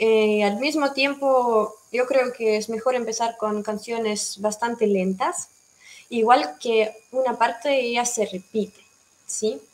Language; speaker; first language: Spanish; non-native, fluent; Russian